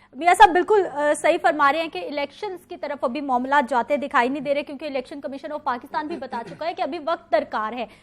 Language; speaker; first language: Urdu; native; Urdu